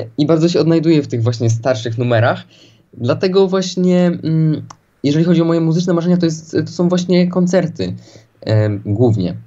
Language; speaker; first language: Polish; native; Polish